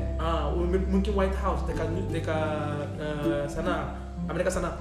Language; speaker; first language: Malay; non-native, learner; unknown